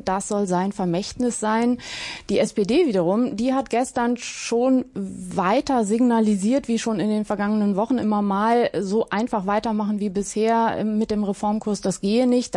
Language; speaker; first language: German; native; German